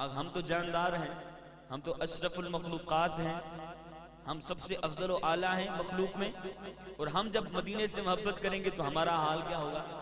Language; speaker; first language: Urdu; non-native, local second language; Punjabi